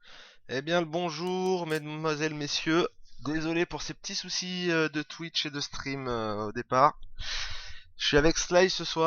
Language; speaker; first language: French; native; French